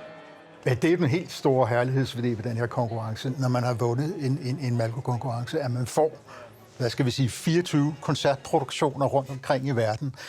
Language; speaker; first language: Danish; native; Danish